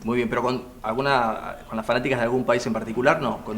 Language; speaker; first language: Spanish; native; Spanish